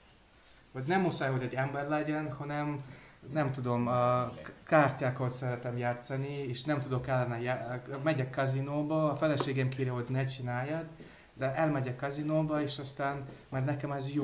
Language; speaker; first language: Hungarian; non-native, learner; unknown